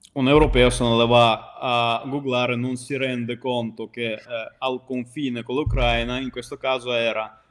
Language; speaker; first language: Italian; non-native, fluent; Ukrainian